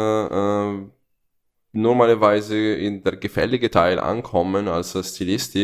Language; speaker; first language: German; non-native, fluent; Italian